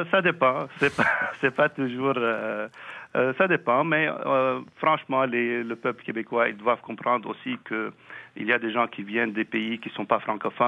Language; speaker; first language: French; non-native, local second language; Arabic